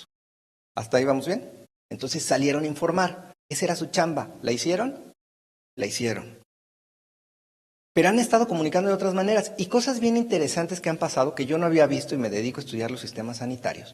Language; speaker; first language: Spanish; native; Spanish